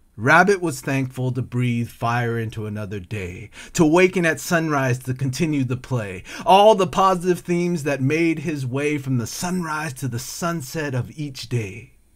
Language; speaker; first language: English; native; English